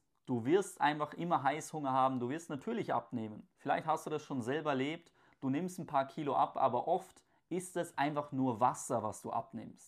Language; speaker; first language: German; native; German